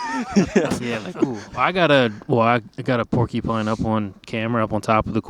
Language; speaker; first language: English; native; English